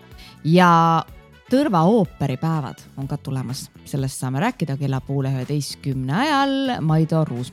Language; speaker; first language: Estonian; native; Estonian